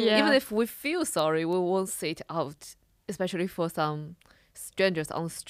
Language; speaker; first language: English; non-native, fluent; Chinese